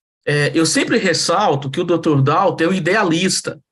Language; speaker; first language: Portuguese; native; Portuguese